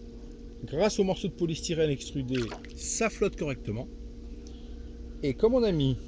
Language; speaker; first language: French; native; French